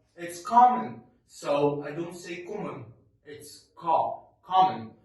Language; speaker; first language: English; non-native, fluent; Arabic